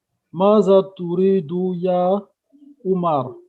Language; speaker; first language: Arabic; non-native, learner; French